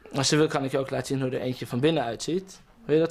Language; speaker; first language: Dutch; native; Dutch